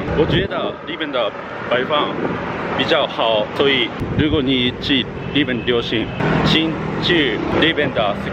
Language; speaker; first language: Chinese; non-native, learner; Japanese